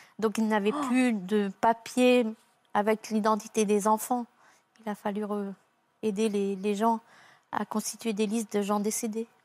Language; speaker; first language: French; native; French